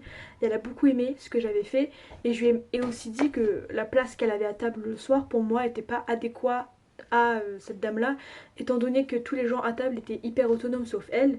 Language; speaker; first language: French; native; French